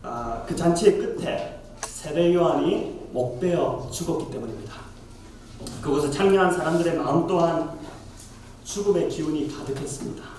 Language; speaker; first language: Korean; native; Korean